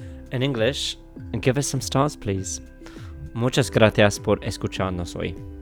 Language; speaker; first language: Spanish; non-native, fluent; English